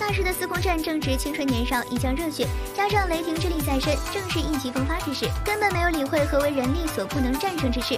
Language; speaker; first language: Chinese; native; Chinese